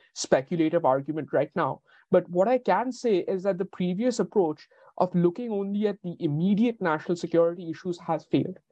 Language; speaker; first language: English; non-native, local second language; Bangla